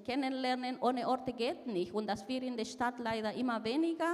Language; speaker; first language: German; non-native, fluent; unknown